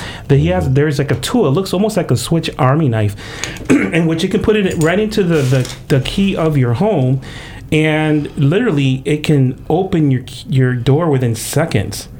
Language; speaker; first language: English; early bilingual, other home language; Spanish